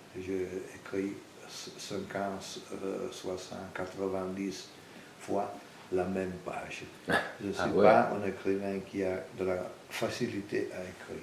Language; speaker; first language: French; non-native, fluent; Italian